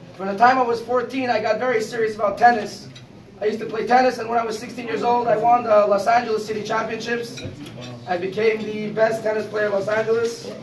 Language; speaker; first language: English; native; English